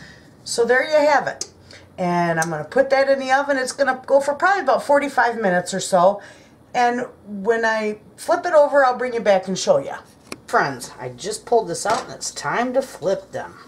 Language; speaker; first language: English; native; English